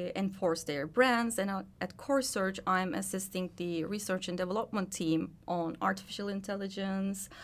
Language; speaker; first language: English; non-native, fluent; Turkish